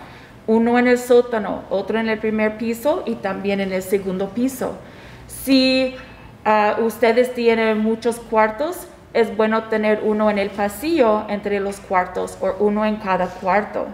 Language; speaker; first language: Spanish; early bilingual, heritage; Spanish